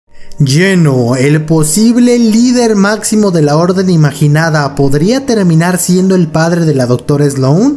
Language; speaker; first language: Spanish; native; Spanish